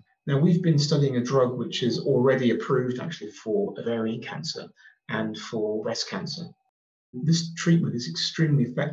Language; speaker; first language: English; native; English